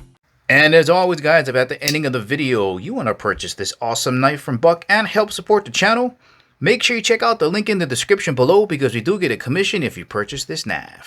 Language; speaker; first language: English; native; English